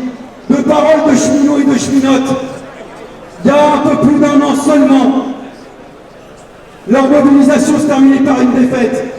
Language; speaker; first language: French; native; French